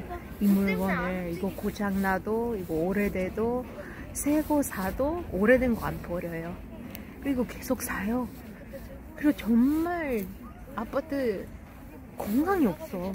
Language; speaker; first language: Korean; non-native, fluent; Russian